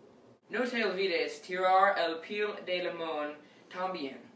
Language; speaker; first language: Spanish; non-native, learner; English